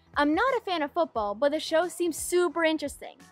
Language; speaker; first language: English; native; English